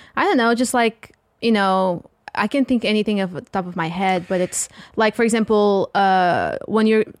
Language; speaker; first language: English; non-native, fluent; Portuguese